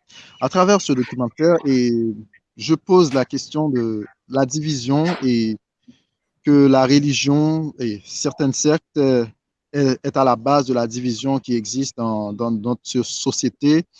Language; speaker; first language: French; non-native, local second language; Haitian Creole